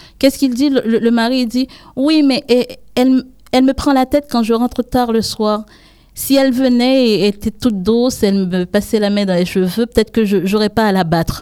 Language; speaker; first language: French; non-native, local second language; Haitian Creole